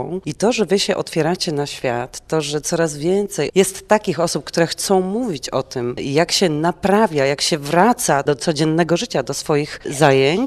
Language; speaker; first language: Polish; native; Polish